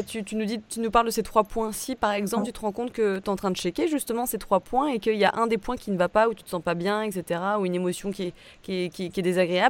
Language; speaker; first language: French; native; French